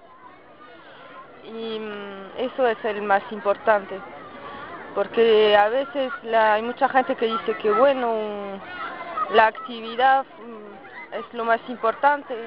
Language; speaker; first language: Spanish; non-native, fluent; French